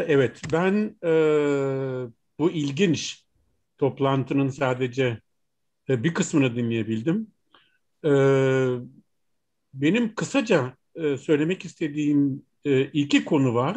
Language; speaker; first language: Turkish; non-native, fluent; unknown